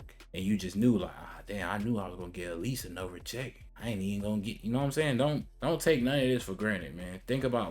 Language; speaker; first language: English; native; English